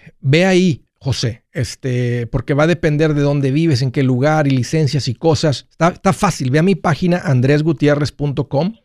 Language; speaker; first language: Spanish; early bilingual, heritage; Spanish